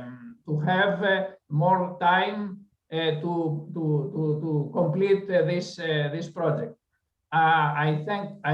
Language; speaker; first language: English; non-native, learner; Greek